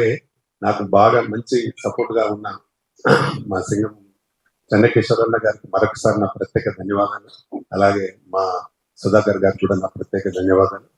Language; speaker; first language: Telugu; native; Telugu